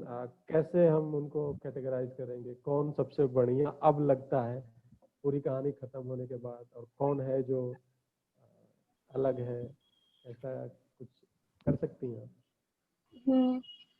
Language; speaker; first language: Hindi; native; Hindi